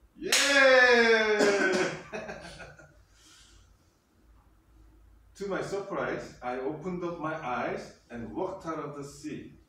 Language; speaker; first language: English; non-native, fluent; Korean